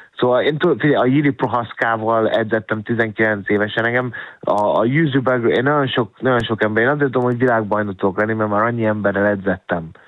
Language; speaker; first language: Hungarian; native; Hungarian